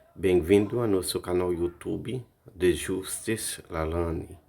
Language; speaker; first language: Portuguese; non-native, learner; Haitian Creole